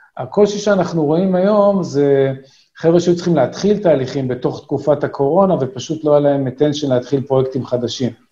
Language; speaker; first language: Hebrew; native; Hebrew